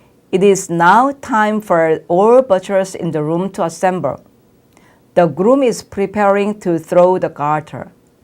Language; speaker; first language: English; non-native, fluent; Korean